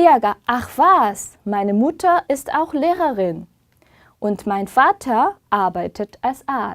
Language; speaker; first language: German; non-native, fluent; Korean